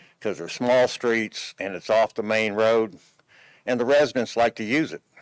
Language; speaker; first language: English; native; English